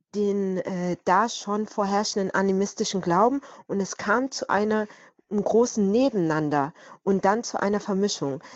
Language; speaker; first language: German; native; German